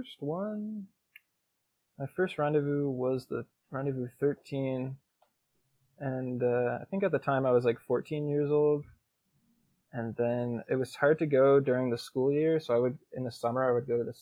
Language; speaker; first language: English; native; English